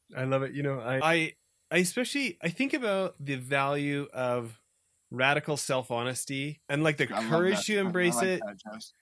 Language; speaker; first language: English; native; English